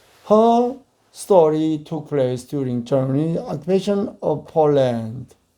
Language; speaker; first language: English; non-native, fluent; Korean